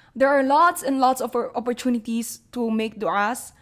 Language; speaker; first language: English; non-native, local second language; Filipino